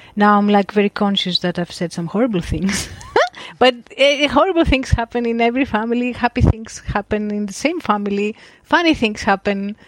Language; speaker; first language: English; non-native, fluent; Greek